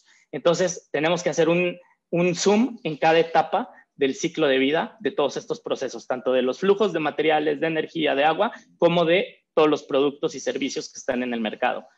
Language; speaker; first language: Spanish; native; Spanish